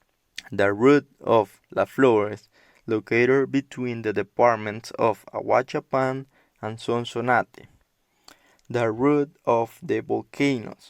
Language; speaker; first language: English; non-native, learner; Spanish